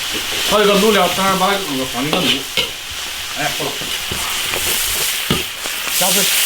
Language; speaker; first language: Chinese; native; Chinese